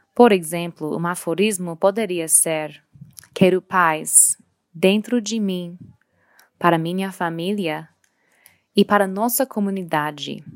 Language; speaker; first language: Portuguese; non-native, fluent; English